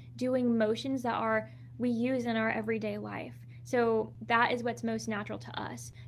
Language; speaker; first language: English; native; English